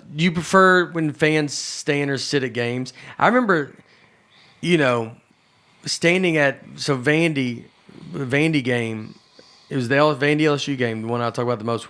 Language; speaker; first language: English; native; English